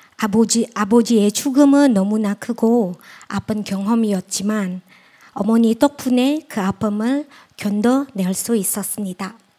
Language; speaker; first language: Korean; non-native, fluent; Indonesian